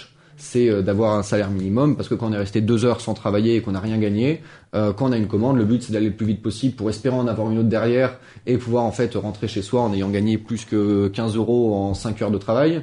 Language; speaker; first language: French; native; French